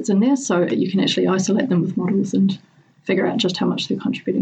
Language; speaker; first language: English; native; English